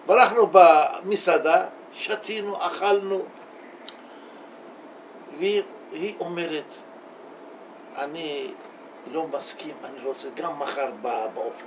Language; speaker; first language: Hebrew; non-native, learner; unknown